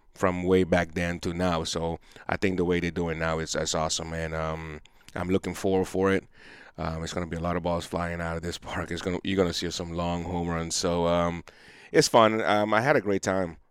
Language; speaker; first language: English; non-native, fluent; Papiamento